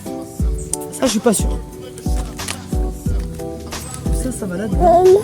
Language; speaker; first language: French; native; French